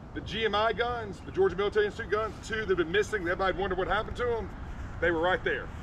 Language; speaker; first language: English; native; English